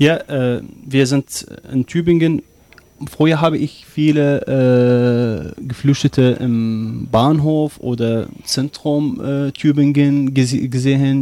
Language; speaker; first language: German; non-native, learner; Arabic